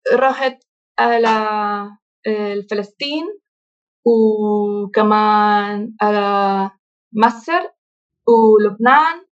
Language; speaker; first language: Arabic; non-native, learner; Spanish